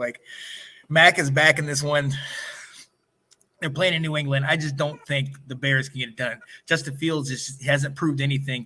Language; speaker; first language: English; native; English